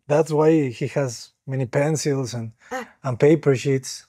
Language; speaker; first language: English; non-native, fluent; Spanish